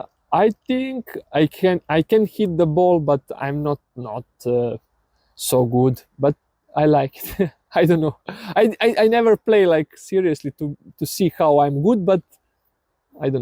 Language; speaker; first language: English; non-native, learner; Serbian